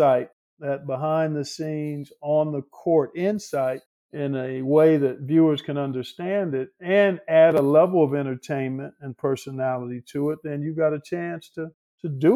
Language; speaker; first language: English; native; English